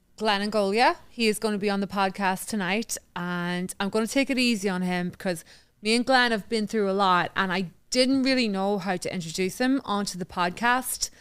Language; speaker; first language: English; native; English